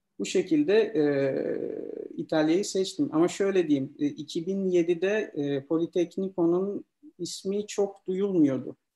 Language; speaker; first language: Turkish; native; Turkish